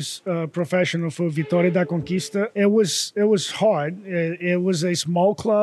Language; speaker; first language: English; non-native, fluent; Portuguese